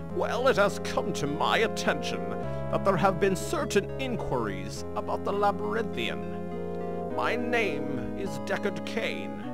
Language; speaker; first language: English; native; English